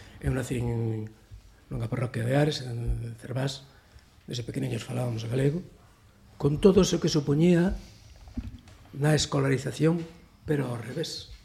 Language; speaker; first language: Galician; native; Galician